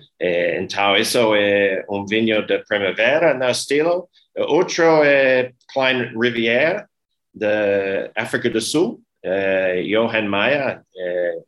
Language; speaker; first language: Portuguese; non-native, learner; English